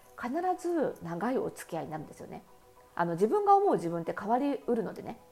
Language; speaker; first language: Japanese; native; Japanese